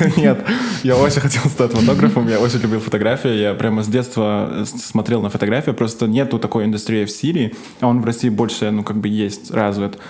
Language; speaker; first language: Russian; non-native, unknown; Arabic